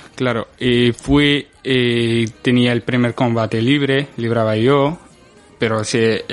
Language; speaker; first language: Spanish; non-native, fluent; Arabic